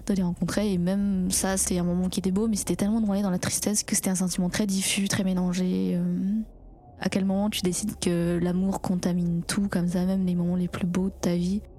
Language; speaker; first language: French; early bilingual, other home language; Chinese